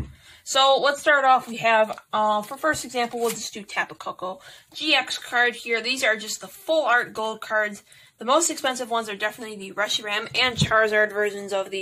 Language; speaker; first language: English; native; English